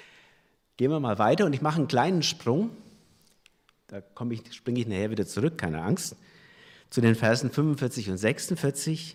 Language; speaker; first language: German; native; German